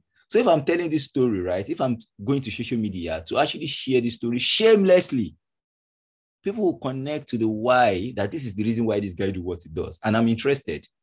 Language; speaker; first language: English; non-native, local second language; Yoruba